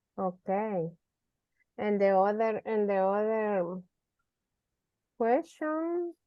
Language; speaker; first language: English; non-native, learner; Spanish